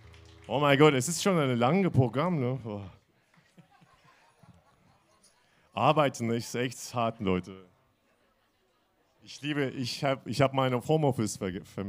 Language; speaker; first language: German; non-native, fluent; Turkish